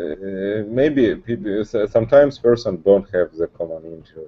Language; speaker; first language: English; non-native, learner; Russian